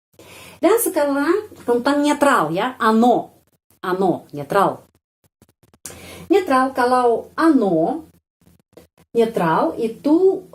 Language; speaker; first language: Indonesian; non-native, fluent; Russian